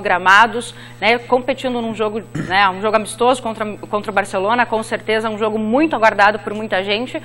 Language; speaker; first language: Portuguese; native; Portuguese